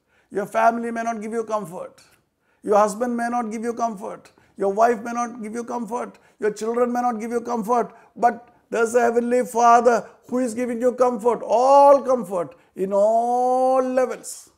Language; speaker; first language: English; non-native, local second language; Malayalam